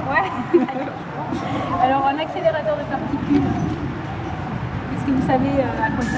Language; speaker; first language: French; native; French